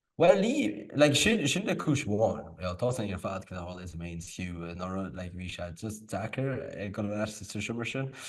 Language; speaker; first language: Irish; native; Irish